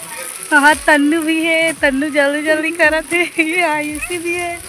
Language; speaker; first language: Hindi; non-native, local second language; Chhattisgarhi